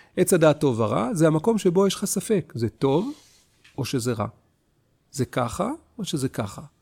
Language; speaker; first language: Hebrew; native; Hebrew